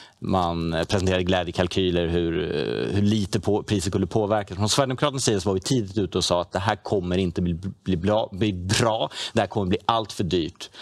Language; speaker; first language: Swedish; native; Swedish